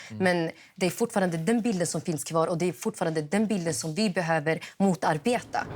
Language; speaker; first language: Swedish; early bilingual, other home language; Somali